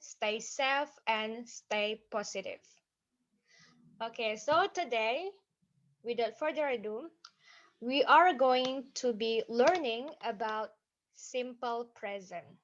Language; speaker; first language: English; non-native, fluent; Indonesian